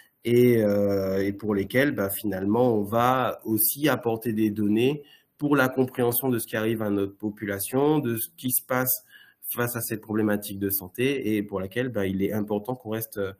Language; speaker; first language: French; native; French